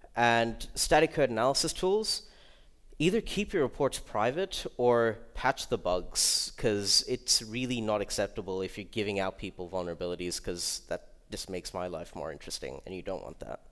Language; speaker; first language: English; native; English